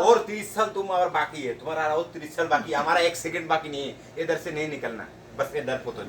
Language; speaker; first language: Hindi; non-native, learner; Bangla